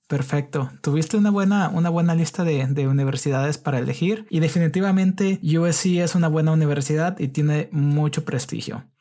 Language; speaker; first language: Spanish; native; Spanish